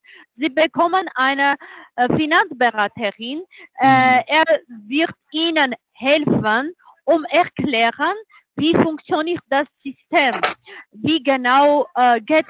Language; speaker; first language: German; non-native, learner; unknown